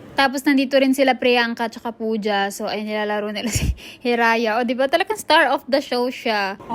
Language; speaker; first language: Filipino; native; Filipino